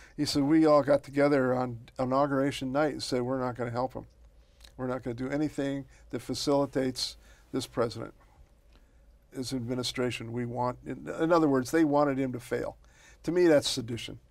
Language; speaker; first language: English; native; English